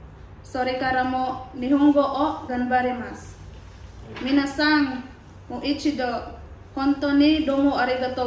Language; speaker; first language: Japanese; non-native, learner; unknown